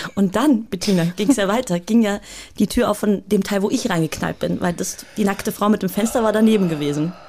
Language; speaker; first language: German; early bilingual, other home language; Bulgarian